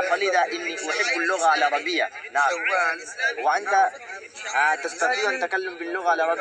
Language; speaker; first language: Arabic; non-native, learner; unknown